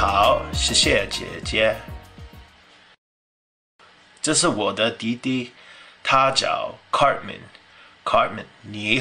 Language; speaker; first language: Chinese; non-native, learner; English